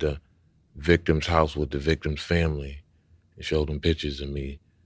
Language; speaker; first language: English; native; English